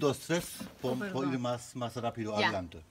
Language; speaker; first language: Spanish; non-native, learner; German